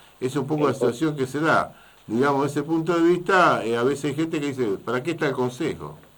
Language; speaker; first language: Spanish; native; Spanish